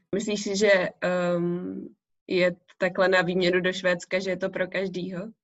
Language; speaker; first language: Czech; native; Czech